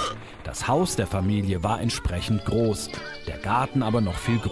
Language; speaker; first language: German; native; German